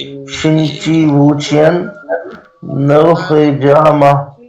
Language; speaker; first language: Chinese; non-native, learner; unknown